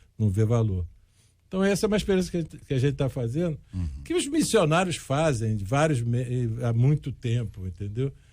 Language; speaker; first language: Portuguese; native; Portuguese